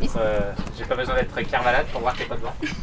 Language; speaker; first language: French; native; French